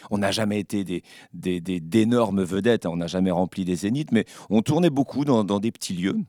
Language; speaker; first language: French; native; French